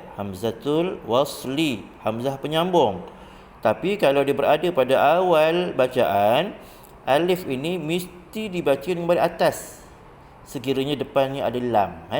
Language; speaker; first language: Malay; native; Malay